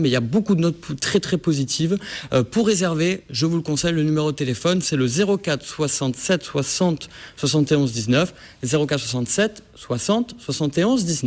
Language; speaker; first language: French; native; French